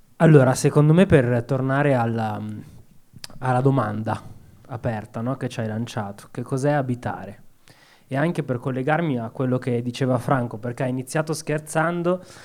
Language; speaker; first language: Italian; native; Italian